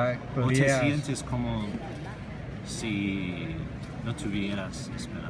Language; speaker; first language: Spanish; non-native, fluent; English